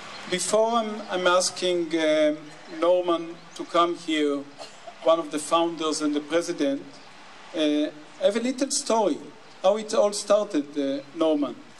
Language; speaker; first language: English; non-native, fluent; Hebrew